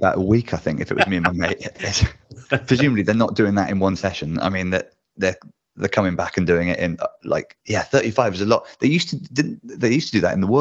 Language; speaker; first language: English; native; English